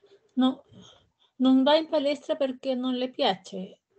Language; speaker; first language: Italian; non-native, learner; Spanish